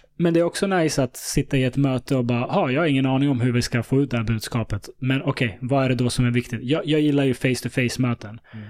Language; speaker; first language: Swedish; early bilingual, other home language; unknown